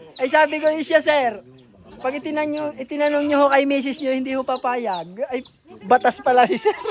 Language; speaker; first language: Filipino; native; Filipino